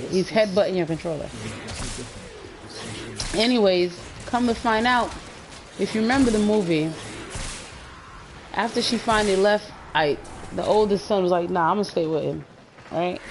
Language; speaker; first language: English; native; English